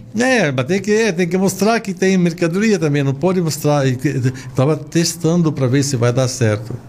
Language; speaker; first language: Portuguese; non-native, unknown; Arabic